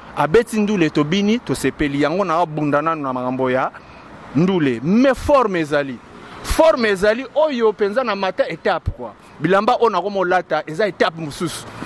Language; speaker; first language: Lingala; native; Lingala